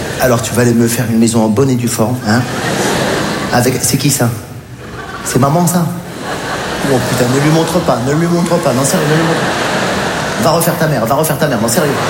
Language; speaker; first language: French; native; French